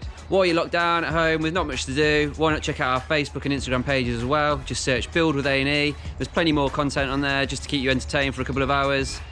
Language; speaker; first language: English; native; English